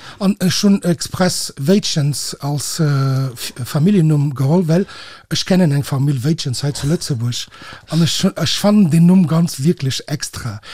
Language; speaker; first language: Luxembourgish; early bilingual, other home language; Portuguese